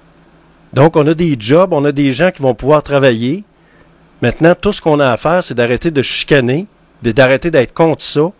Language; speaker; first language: French; native; French